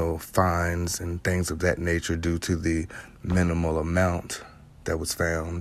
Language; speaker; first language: English; native; English